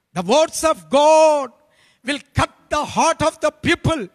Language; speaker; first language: English; non-native, local second language; Telugu